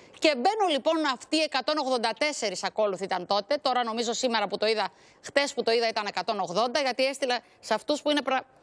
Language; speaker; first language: Greek; native; Greek